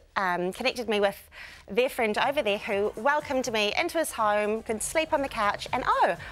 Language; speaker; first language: English; native; English